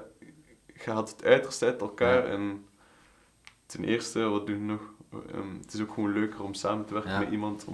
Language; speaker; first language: Dutch; native; Dutch